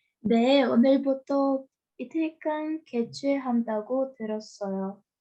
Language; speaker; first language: Korean; non-native, learner; Russian